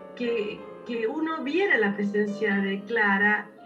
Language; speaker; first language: Spanish; native; Spanish